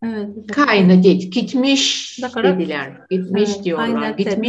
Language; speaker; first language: Turkish; non-native, fluent; Chuvash